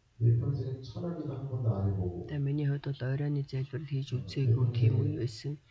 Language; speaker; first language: Mongolian; native; Mongolian